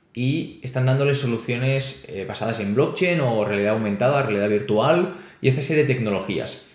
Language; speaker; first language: Spanish; native; Spanish